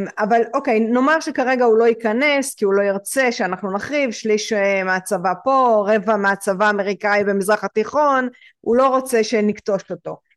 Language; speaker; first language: Hebrew; native; Hebrew